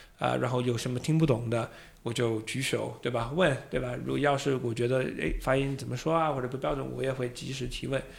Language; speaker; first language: Chinese; non-native, fluent; English